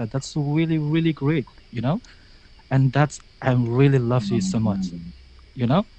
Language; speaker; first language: English; non-native, learner; Indonesian